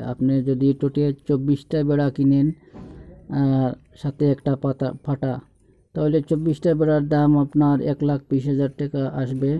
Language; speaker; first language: Bangla; native; Bangla